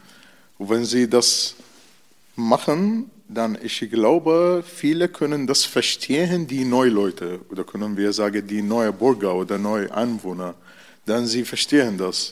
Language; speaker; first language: German; non-native, learner; Arabic